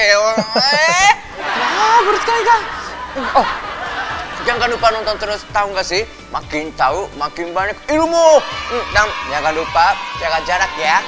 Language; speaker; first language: Indonesian; non-native, fluent; Japanese